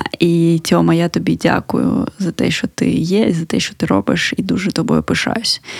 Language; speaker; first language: Ukrainian; native; Ukrainian